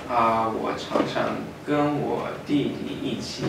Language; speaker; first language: Chinese; non-native, learner; English